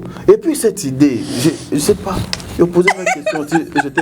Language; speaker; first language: French; non-native, local second language; Lingala